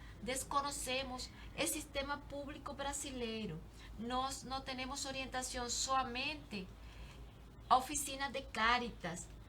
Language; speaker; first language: Portuguese; non-native, learner; Spanish